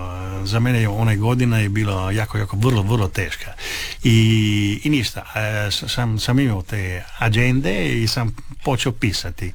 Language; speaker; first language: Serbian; early bilingual, heritage; Italian